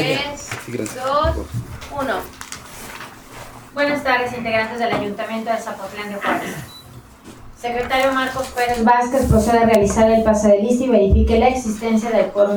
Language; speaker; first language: Spanish; native; Spanish